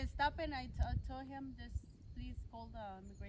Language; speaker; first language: English; non-native, learner; Spanish